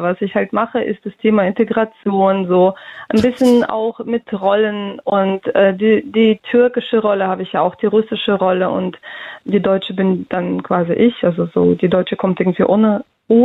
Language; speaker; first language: German; early bilingual, other home language; Russian